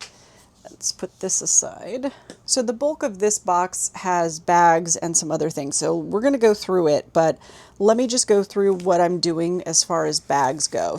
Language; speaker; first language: English; native; English